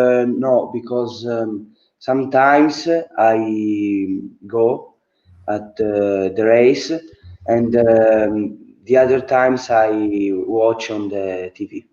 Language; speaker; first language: English; non-native, learner; Italian